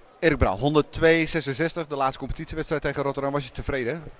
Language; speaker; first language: Dutch; native; Dutch